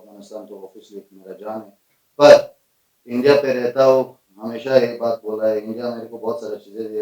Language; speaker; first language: Hindi; non-native, fluent; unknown